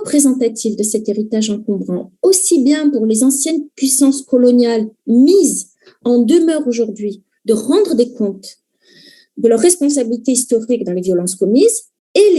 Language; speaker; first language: French; native; French